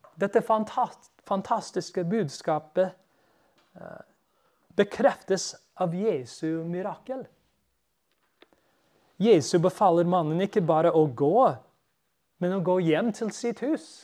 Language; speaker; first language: Norwegian; non-native, fluent; English